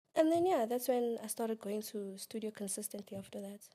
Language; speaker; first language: English; non-native, local second language; Xhosa